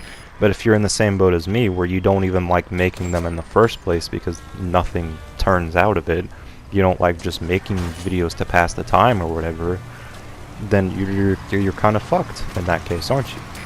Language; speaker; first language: English; native; English